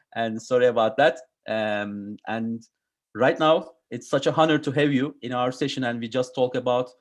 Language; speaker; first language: English; non-native, learner; Turkish